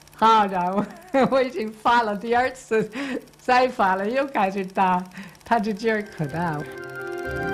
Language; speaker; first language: Chinese; non-native, fluent; English